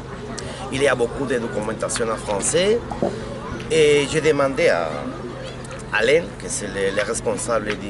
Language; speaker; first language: French; non-native, learner; Spanish